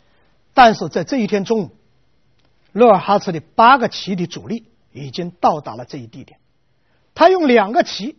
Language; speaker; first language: Chinese; native; Chinese